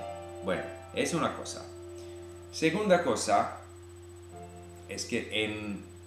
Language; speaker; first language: Spanish; non-native, fluent; English